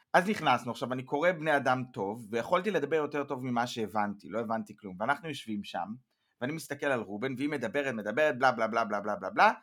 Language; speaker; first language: Hebrew; native; Hebrew